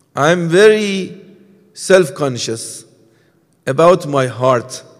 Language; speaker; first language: English; non-native, fluent; Persian